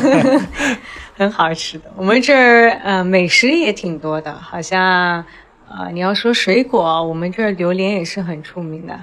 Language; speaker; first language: Chinese; native; Chinese